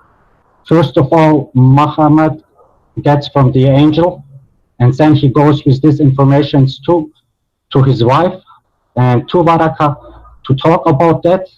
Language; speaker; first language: English; non-native, learner; Bosnian